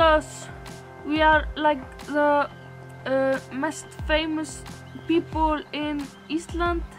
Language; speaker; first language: English; non-native, learner; Icelandic